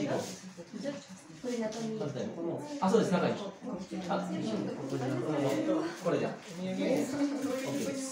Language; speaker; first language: Japanese; native; Japanese